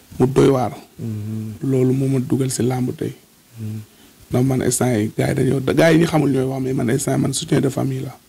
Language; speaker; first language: Wolof; non-native, local second language; Serer